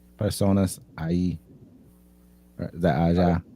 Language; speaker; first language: Spanish; non-native, learner; English